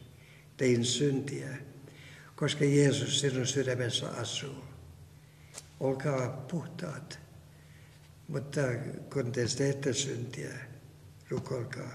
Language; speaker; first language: Finnish; non-native, fluent; Russian